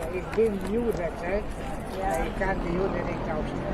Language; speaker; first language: German; non-native, fluent; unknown